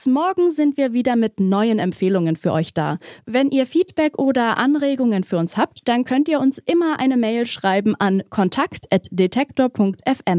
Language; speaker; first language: German; native; German